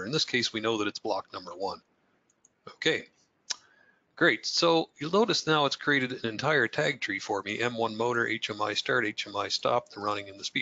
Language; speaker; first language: English; native; English